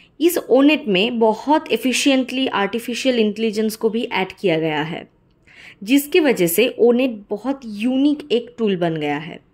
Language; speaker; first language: Hindi; non-native, local second language; Bangla